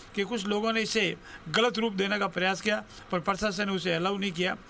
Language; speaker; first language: Hindi; native; Hindi